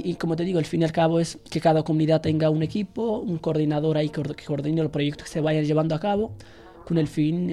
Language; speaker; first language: Spanish; early bilingual, other home language; Arabic